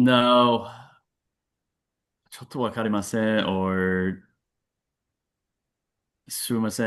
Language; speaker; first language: Japanese; non-native, learner; English